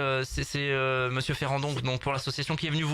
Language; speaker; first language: French; native; French